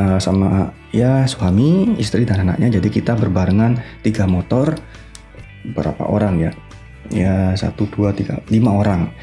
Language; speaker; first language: Indonesian; non-native, local second language; Madurese